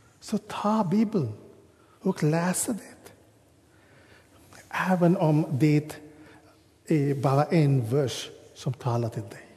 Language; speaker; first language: Swedish; non-native, fluent; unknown